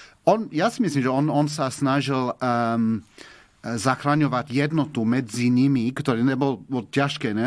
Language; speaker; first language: Slovak; non-native, fluent; English